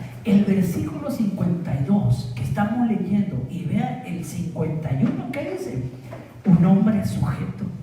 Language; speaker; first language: Spanish; native; Spanish